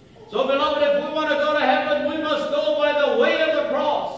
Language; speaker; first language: English; native; English